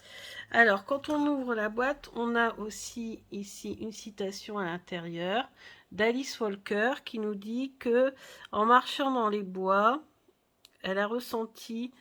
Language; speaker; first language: French; native; French